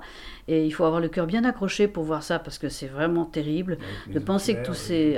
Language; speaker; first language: French; native; French